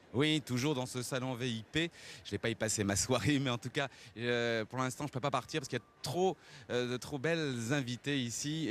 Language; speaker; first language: French; native; French